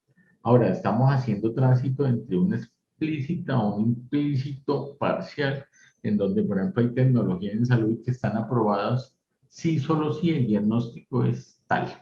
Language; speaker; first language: Spanish; native; Spanish